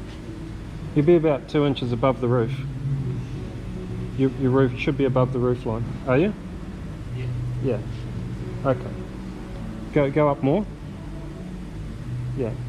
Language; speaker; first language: English; native; English